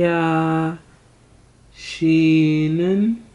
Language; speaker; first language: Korean; non-native, learner; English